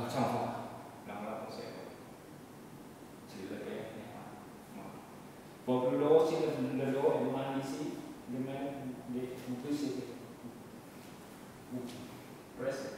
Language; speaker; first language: French; non-native, learner; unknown